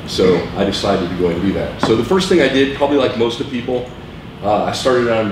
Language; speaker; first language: English; native; English